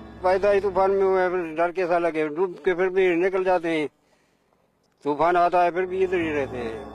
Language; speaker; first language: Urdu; non-native, local second language; Sindhi